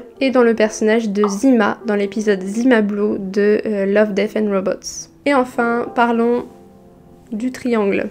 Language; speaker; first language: French; native; French